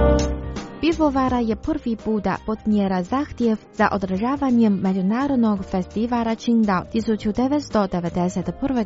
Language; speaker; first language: Croatian; non-native, fluent; Chinese